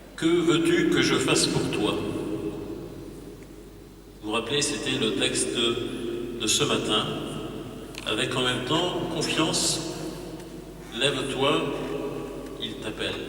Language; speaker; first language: French; native; French